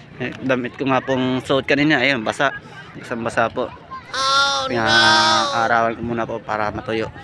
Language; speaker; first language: Filipino; native; Filipino